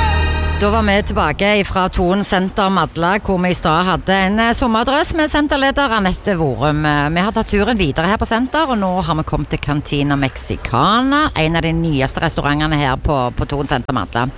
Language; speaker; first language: Norwegian; native; Norwegian